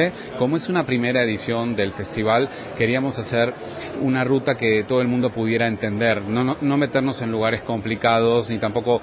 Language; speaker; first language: Spanish; native; Spanish